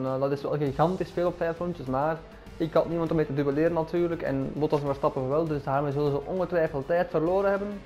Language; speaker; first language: Dutch; native; Dutch